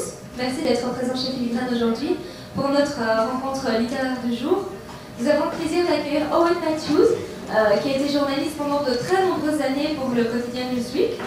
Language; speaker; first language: French; native; French